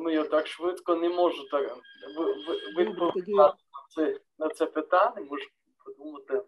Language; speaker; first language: Ukrainian; non-native, learner; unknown